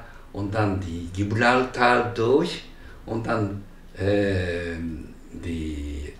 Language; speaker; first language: German; non-native, learner; Japanese